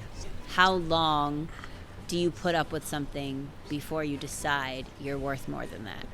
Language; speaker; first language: English; native; English